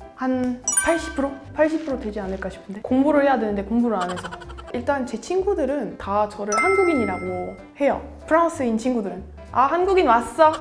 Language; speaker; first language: Korean; non-native, fluent; French